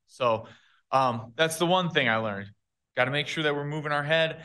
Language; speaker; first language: English; native; English